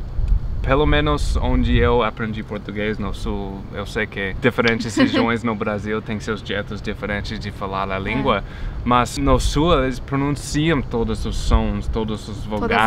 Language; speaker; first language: Portuguese; non-native, fluent; English